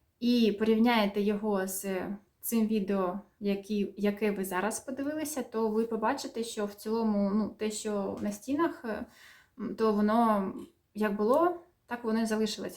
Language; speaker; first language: Ukrainian; native; Ukrainian